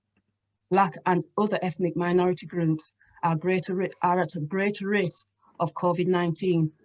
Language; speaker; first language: English; native; English